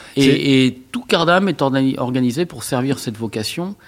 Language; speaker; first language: French; native; French